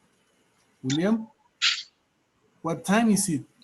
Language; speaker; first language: English; non-native, learner; Spanish